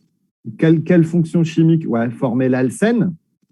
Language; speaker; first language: French; native; French